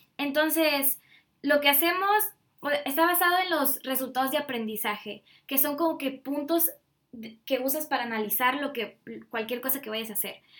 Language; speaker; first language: Spanish; native; Spanish